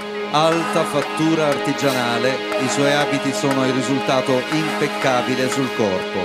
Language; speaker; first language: Italian; native; Italian